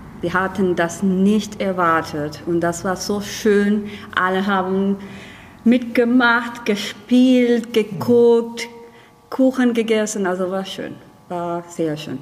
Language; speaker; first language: German; non-native, fluent; Spanish